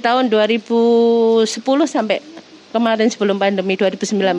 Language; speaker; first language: Indonesian; native; Indonesian